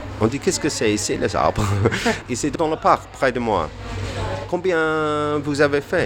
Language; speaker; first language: French; non-native, fluent; English